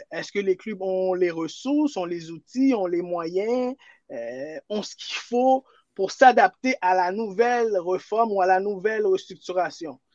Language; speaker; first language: French; early bilingual, other home language; Haitian Creole